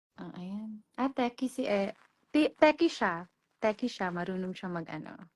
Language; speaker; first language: Filipino; native; Filipino